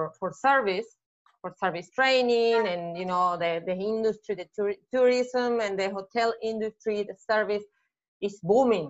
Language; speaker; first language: English; non-native, fluent; Spanish